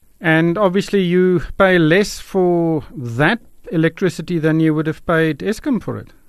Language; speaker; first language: English; non-native, local second language; Afrikaans